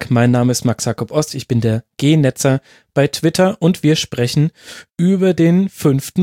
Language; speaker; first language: German; native; German